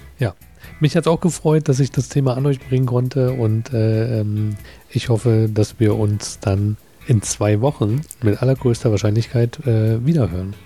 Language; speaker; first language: German; native; German